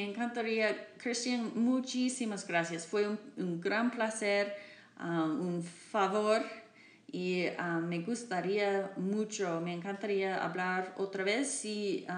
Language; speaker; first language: Spanish; non-native, learner; English